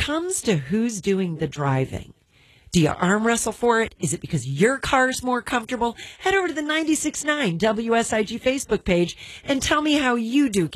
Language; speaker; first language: English; native; English